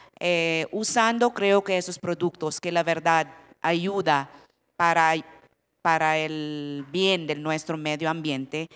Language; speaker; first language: Spanish; non-native, fluent; Filipino